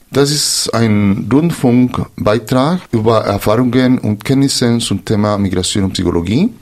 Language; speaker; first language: German; non-native, fluent; Spanish